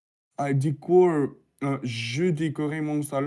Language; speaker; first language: French; non-native, learner; Russian